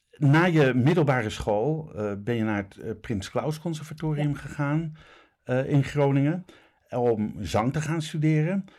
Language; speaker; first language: Dutch; native; Dutch